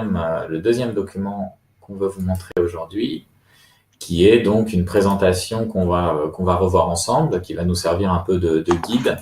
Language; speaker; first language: French; native; French